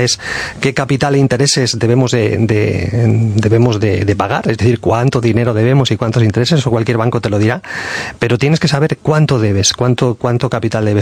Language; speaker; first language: Spanish; native; Spanish